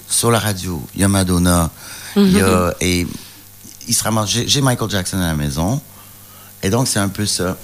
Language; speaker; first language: French; native; French